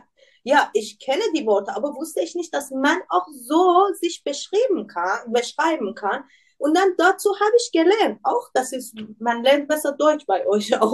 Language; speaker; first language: German; non-native, learner; Persian